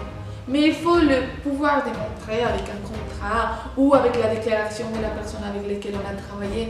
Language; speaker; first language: French; non-native, fluent; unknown